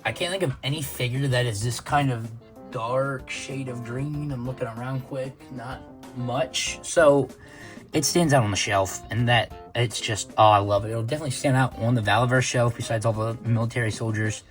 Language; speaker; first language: English; native; English